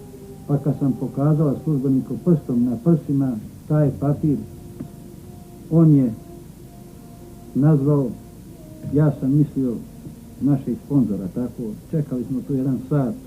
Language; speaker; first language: Bosnian; native; Bosnian